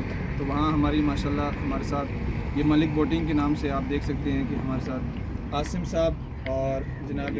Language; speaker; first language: Urdu; native; Urdu